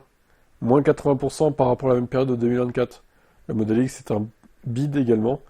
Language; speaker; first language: French; native; French